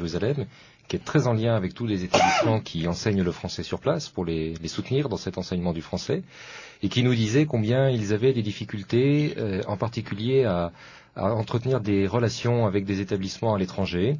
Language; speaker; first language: French; native; French